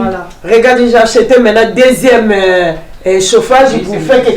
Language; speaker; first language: French; non-native, learner; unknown